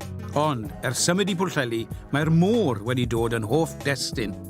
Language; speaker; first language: Welsh; native; Welsh